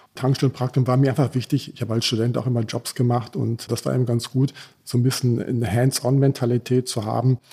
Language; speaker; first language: German; early bilingual, heritage; German